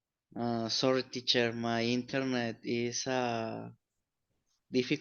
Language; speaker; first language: English; non-native, learner; Spanish